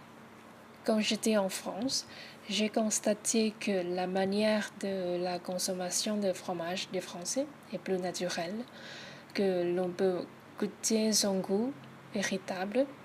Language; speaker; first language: French; non-native, learner; Thai